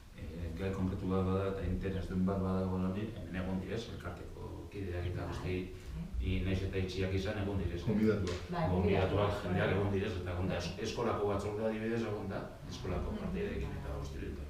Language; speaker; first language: Basque; native; Basque